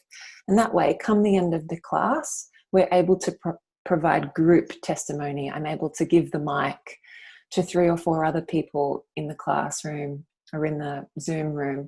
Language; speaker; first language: English; native; English